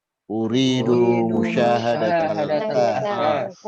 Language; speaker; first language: Arabic; non-native, learner; Indonesian